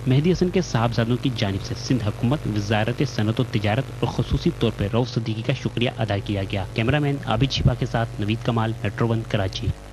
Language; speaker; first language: Urdu; native; Urdu